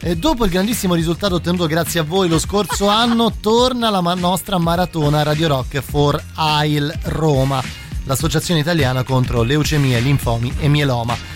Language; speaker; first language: Italian; native; Italian